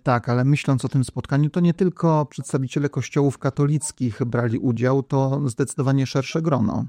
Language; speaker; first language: Polish; native; Polish